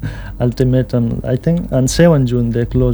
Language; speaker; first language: English; non-native, local second language; Pashto